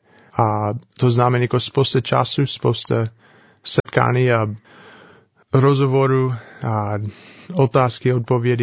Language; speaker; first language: Czech; non-native, fluent; English